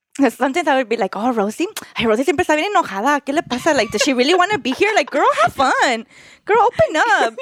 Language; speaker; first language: English; early bilingual, other home language; Spanish